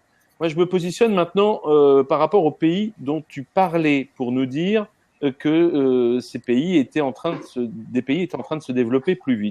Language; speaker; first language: French; native; French